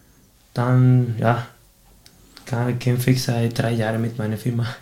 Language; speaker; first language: German; non-native, fluent; Spanish